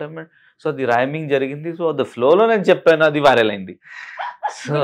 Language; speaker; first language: Telugu; non-native, local second language; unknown